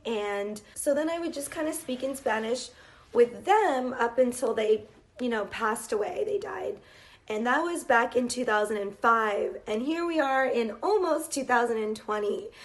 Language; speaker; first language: English; native; English